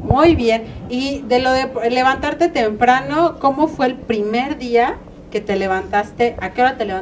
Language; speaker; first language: Spanish; native; Spanish